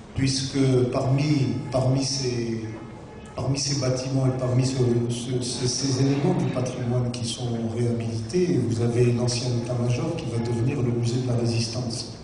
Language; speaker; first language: French; non-native, local second language; Arabic